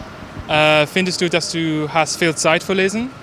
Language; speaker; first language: German; non-native, learner; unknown